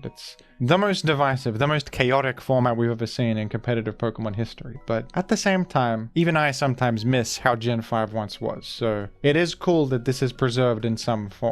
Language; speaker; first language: English; native; English